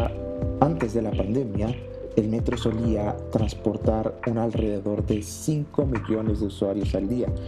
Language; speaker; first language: Spanish; native; Spanish